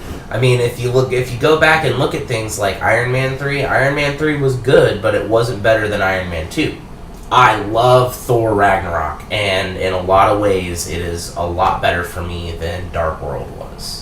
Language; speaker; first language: English; native; English